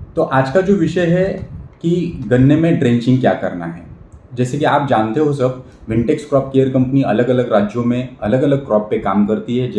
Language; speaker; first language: Hindi; non-native, local second language; Marathi